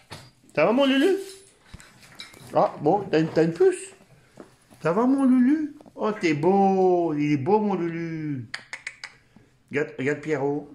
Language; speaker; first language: French; native; French